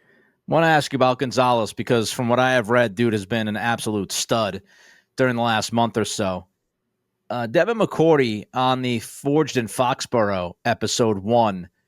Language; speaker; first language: English; native; English